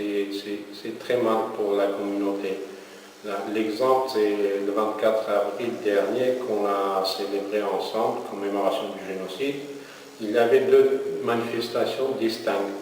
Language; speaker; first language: French; non-native, fluent; Armenian